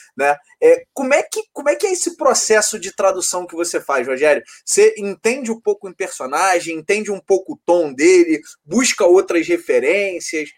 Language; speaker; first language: Portuguese; native; Portuguese